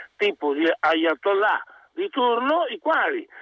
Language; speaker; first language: Italian; native; Italian